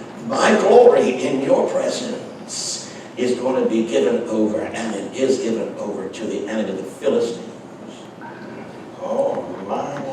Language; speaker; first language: English; native; English